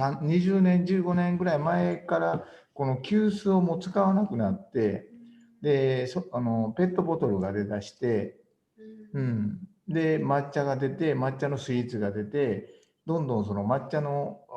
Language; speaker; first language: Japanese; native; Japanese